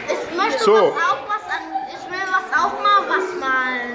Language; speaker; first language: German; early bilingual, other home language; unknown